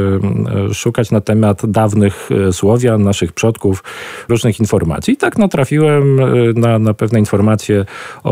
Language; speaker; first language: Polish; native; Polish